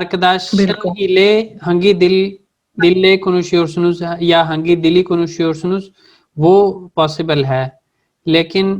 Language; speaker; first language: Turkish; non-native, learner; Urdu